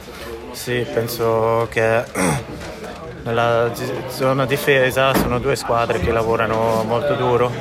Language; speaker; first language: Italian; non-native, local second language; Swiss German